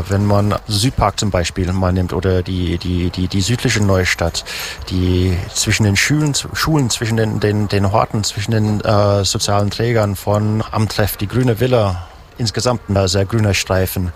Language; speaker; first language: German; native; German